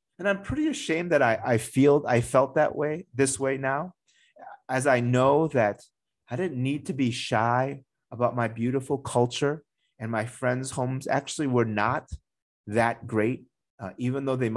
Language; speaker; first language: English; native; English